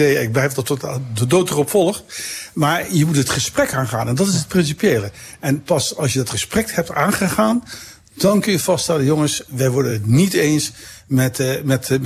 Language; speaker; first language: Dutch; native; Dutch